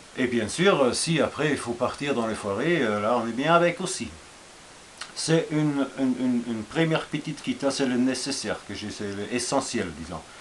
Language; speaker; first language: French; non-native, fluent; German